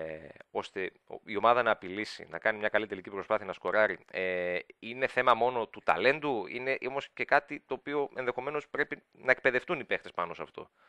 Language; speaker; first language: Greek; native; Greek